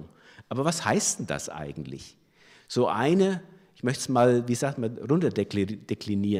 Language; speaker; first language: German; native; German